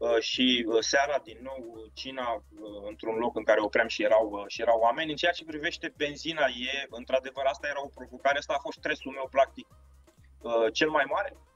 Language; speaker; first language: Romanian; native; Romanian